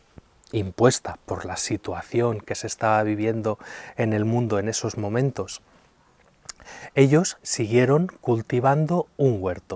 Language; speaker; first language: Spanish; native; Spanish